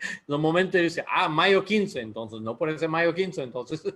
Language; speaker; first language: Spanish; non-native, learner; English